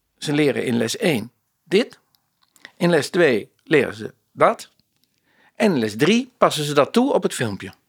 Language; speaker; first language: Dutch; native; Dutch